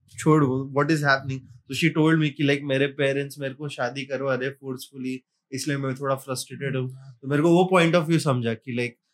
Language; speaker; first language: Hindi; non-native, local second language; Marathi